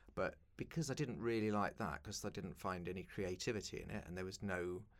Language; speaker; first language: English; native; English